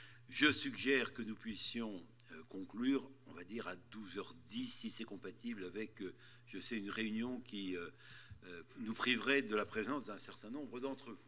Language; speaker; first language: French; native; French